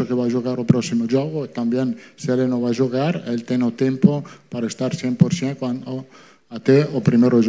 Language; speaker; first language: Portuguese; non-native, fluent; Italian